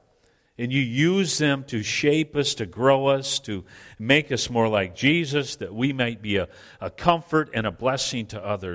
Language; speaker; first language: English; native; English